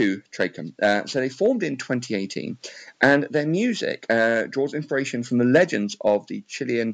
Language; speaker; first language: English; native; English